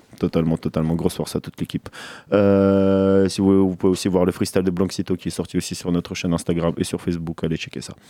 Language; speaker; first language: French; native; French